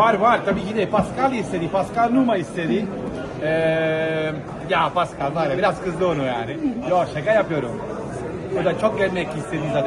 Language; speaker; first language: Turkish; non-native, fluent; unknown